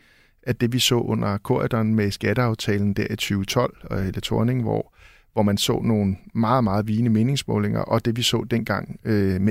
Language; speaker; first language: Danish; native; Danish